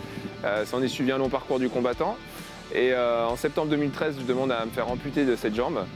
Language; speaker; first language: French; native; French